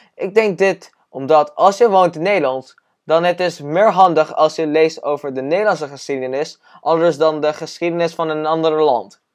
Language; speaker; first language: Dutch; non-native, learner; English